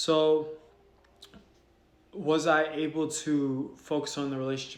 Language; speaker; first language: English; native; English